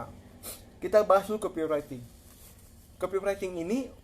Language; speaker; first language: Indonesian; native; Indonesian